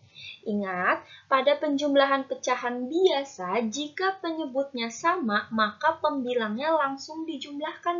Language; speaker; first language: Indonesian; native; Indonesian